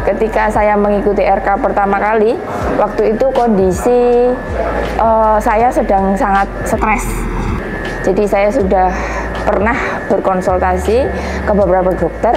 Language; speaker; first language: Indonesian; native; Indonesian